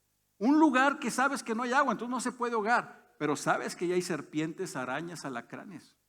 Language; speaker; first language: Spanish; native; Spanish